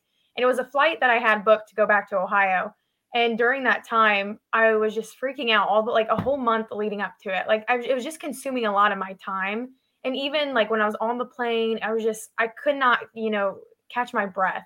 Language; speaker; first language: English; native; English